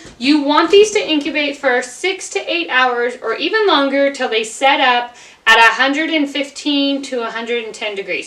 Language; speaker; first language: English; native; English